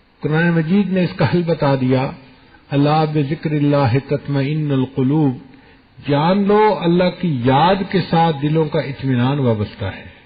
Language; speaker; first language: Urdu; non-native, local second language; Punjabi